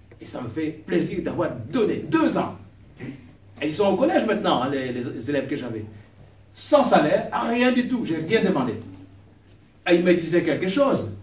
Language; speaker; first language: French; non-native, local second language; Kongo